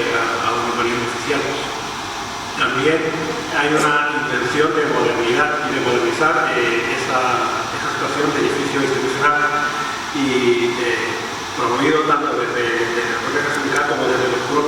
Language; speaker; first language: Spanish; native; Spanish